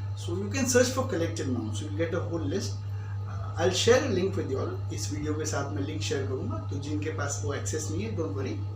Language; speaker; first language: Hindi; non-native, local second language; Marathi